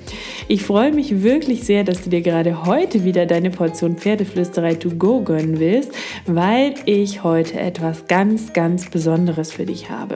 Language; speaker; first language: German; native; German